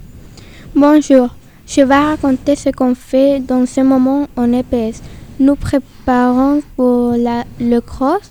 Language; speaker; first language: French; non-native, learner; Spanish